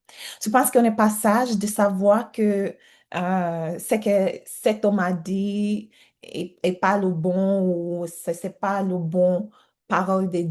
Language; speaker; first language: French; non-native, learner; English